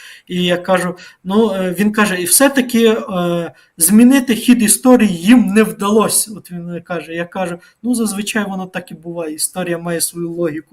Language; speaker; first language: Ukrainian; native; Ukrainian